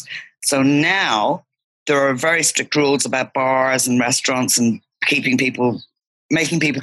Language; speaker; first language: English; native; English